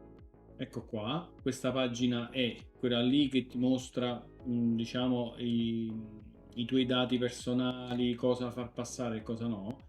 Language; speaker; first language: Italian; native; Italian